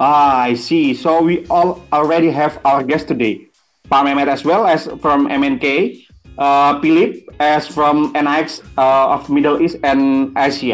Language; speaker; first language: English; non-native, learner; Indonesian